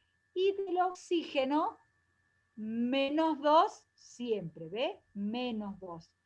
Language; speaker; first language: Spanish; native; Spanish